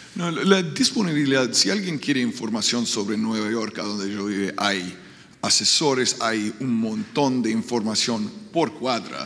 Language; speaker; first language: Spanish; non-native, fluent; English